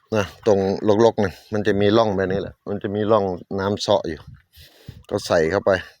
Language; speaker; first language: Thai; non-native, local second language; Northeastern Thai